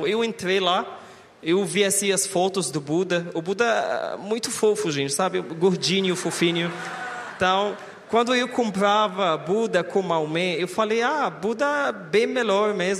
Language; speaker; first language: Portuguese; non-native, learner; Arabic